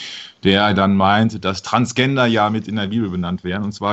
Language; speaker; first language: German; native; German